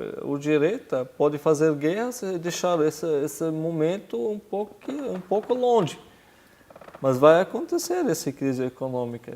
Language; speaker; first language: Portuguese; non-native, fluent; Arabic